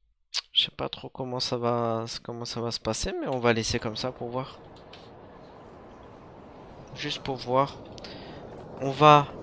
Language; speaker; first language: French; native; French